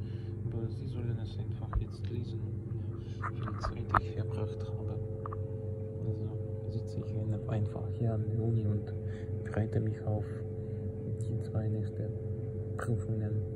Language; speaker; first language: German; non-native, fluent; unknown